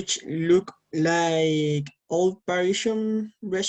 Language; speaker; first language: English; non-native, learner; Spanish